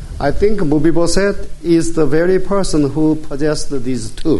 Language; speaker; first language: English; non-native, fluent; Korean